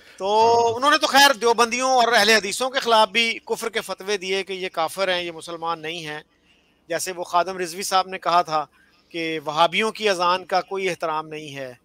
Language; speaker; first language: Urdu; native; Urdu